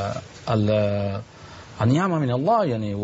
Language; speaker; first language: Arabic; non-native, learner; Spanish